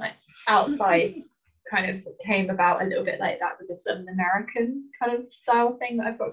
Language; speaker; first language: English; native; English